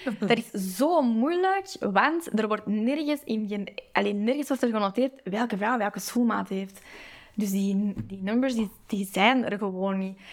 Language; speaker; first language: Dutch; native; Dutch